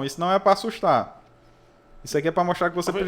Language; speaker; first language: Portuguese; native; Portuguese